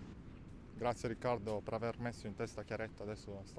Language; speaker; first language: Italian; native; Italian